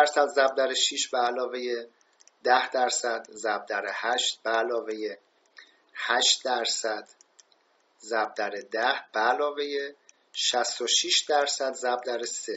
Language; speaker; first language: Persian; native; Persian